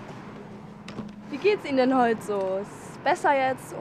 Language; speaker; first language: German; non-native, fluent; Georgian